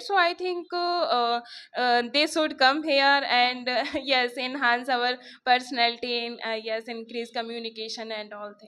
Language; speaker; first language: English; non-native, local second language; Hindi